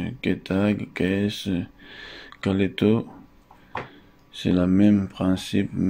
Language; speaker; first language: French; non-native, fluent; Russian